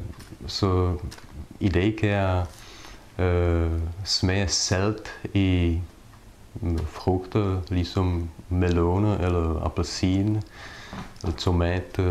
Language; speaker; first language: Danish; non-native, fluent; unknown